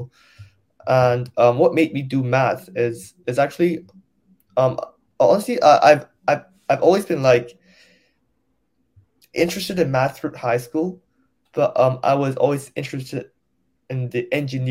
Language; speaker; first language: English; non-native, local second language; Cantonese